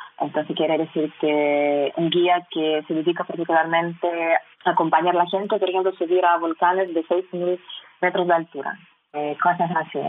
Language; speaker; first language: Spanish; non-native, fluent; Russian